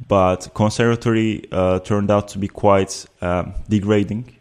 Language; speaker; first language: English; non-native, fluent; Turkish